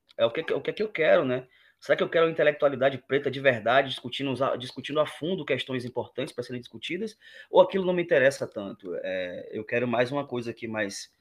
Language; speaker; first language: Portuguese; native; Portuguese